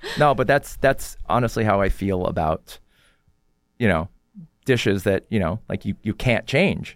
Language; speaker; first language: English; early bilingual, other home language; Korean